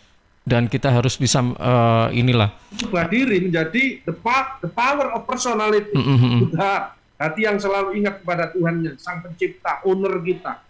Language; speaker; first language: Indonesian; native; Indonesian